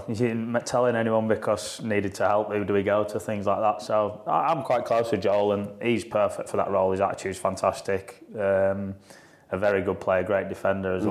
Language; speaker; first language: English; native; English